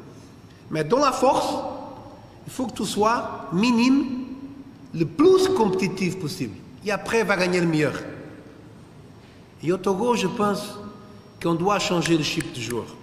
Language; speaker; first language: French; non-native, fluent; Portuguese